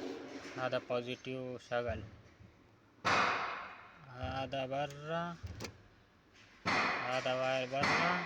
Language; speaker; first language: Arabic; non-native, learner; Urdu